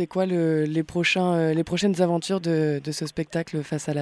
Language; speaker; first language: French; native; French